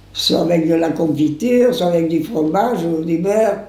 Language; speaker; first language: French; non-native, local second language; Occitan